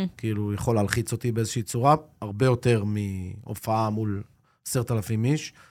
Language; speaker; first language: Hebrew; native; Hebrew